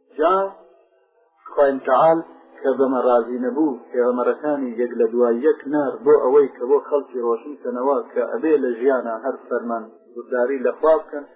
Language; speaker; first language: Central Kurdish; non-native, local second language; Gurani